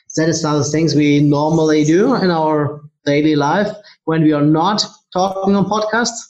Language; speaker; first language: English; non-native, fluent; German